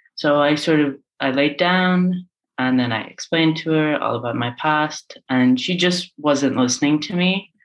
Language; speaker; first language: English; native; English